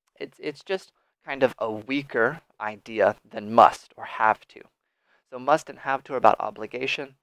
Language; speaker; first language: English; native; English